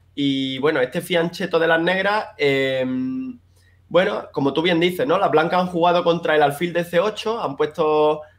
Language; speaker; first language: Spanish; native; Spanish